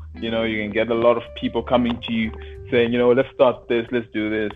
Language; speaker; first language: English; non-native, local second language; Shona